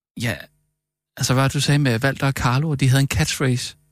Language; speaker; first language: Danish; native; Danish